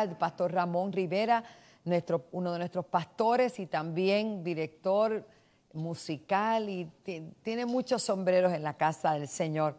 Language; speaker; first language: Spanish; native; Spanish